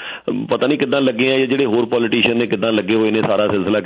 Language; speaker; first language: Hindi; non-native, local second language; Punjabi